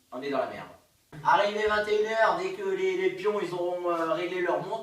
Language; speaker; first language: French; native; French